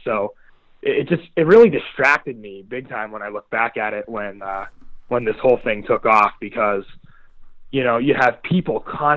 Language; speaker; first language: English; native; English